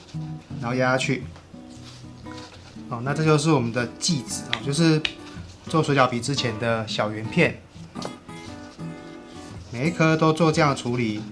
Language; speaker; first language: Chinese; native; Chinese